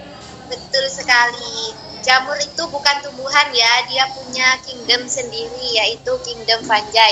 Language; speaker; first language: Indonesian; native; Indonesian